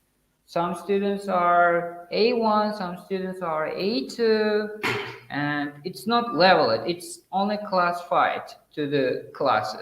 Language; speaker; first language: English; non-native, fluent; Uzbek